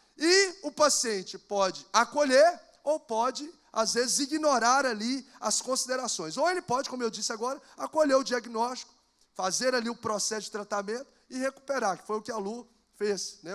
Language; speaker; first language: Portuguese; native; Portuguese